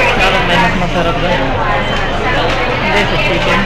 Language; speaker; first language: Filipino; early bilingual, heritage; Filipino